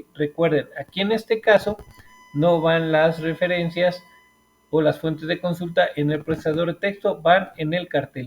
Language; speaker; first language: Spanish; native; Spanish